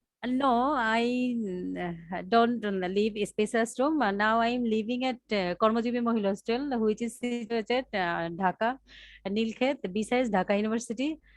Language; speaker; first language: English; non-native, learner; Bangla